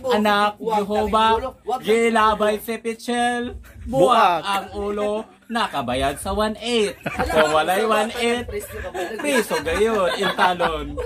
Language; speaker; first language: Filipino; non-native, fluent; Cebuano